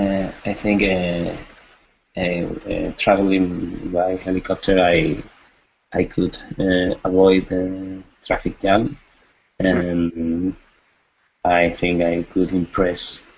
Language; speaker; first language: English; non-native, learner; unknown